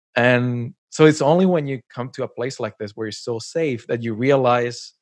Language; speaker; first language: English; non-native, fluent; Spanish